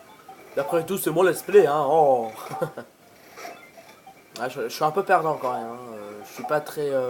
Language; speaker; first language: French; native; French